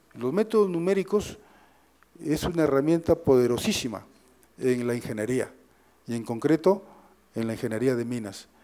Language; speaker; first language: Spanish; native; Spanish